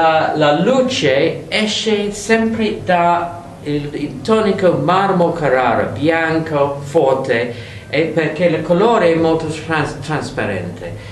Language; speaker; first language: Italian; non-native, learner; English